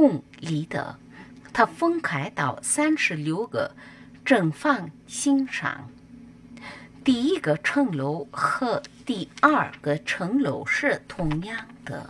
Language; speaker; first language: Chinese; non-native, learner; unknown